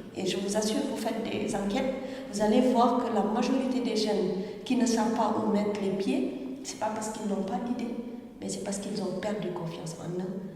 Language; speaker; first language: French; non-native, local second language; Wolof